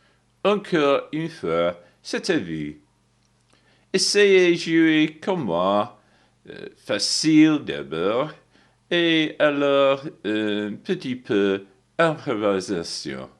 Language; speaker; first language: French; non-native, learner; English